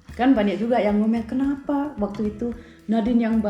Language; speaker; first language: Indonesian; early bilingual, heritage; Indonesian